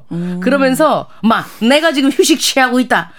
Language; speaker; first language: Korean; native; Korean